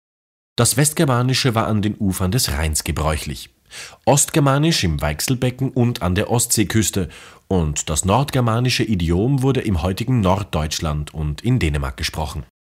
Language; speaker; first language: German; native; German